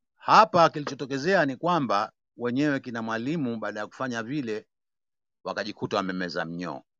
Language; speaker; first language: Swahili; native; Swahili